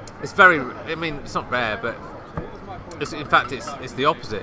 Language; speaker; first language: English; native; English